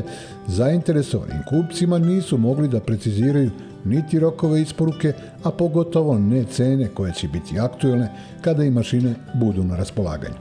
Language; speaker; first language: Serbian; native; Serbian